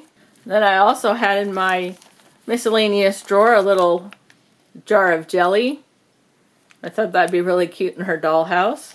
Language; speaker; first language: English; native; English